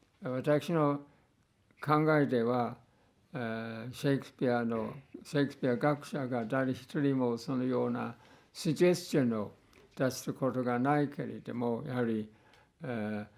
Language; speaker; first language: Japanese; non-native, fluent; English